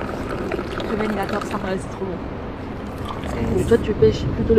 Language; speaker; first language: French; native; French